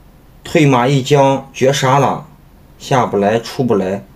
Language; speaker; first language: Chinese; native; Chinese